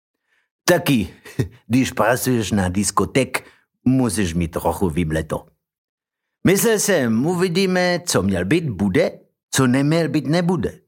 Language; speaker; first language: Czech; non-native, learner; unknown